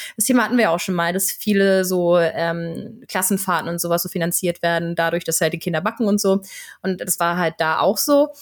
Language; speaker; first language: German; native; German